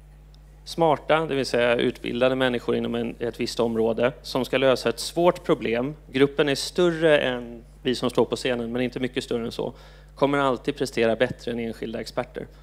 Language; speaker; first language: Swedish; native; Swedish